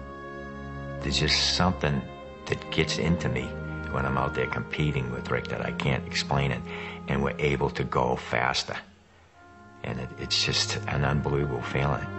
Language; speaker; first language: English; native; English